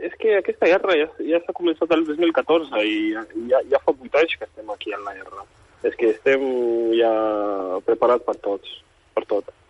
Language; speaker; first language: Catalan; non-native, fluent; Ukrainian